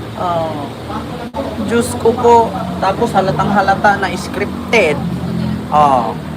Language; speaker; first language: Filipino; non-native, local second language; Cebuano